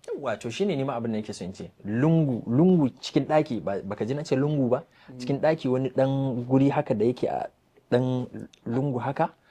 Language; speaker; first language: Hausa; non-native, local second language; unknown